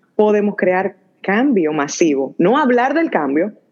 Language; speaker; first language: Spanish; native; Spanish